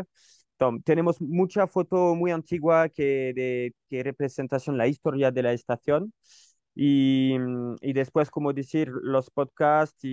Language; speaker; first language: Spanish; non-native, learner; French